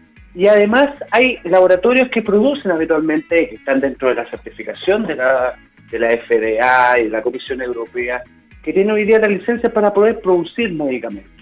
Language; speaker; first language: Spanish; native; Spanish